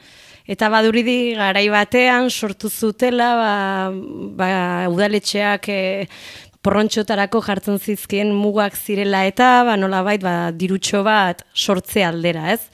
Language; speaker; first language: Basque; native; Basque